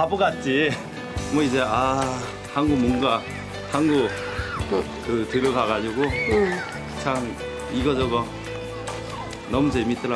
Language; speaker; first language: Korean; non-native, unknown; Chinese